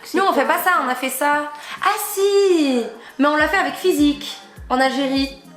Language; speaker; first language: French; native; French